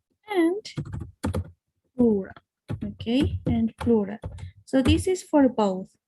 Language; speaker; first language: English; non-native, fluent; Spanish